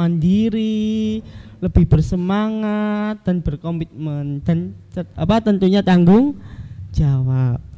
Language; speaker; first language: Indonesian; native; Indonesian